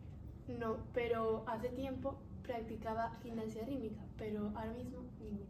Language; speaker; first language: Spanish; native; Spanish